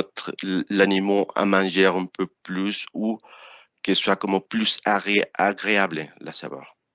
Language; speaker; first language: French; non-native, fluent; Spanish